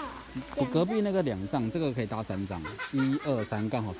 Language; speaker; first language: Chinese; native; Chinese